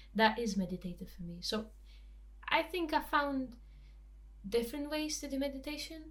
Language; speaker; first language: English; non-native, fluent; Romanian